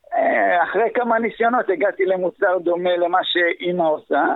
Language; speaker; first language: Hebrew; early bilingual, other home language; Arabic